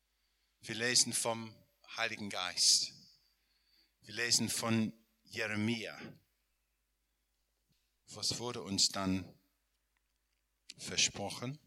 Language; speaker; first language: German; non-native, fluent; English